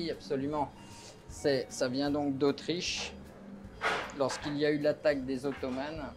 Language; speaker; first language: French; native; French